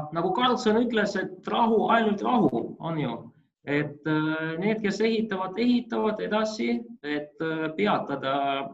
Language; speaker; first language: Estonian; non-native, local second language; Russian